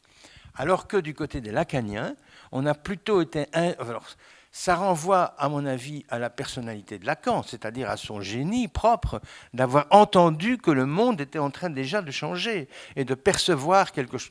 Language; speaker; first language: French; native; French